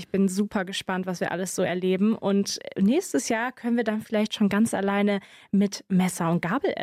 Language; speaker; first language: German; native; German